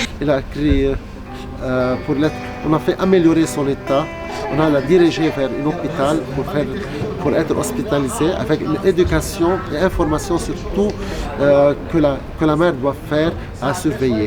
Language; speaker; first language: French; non-native, local second language; Arabic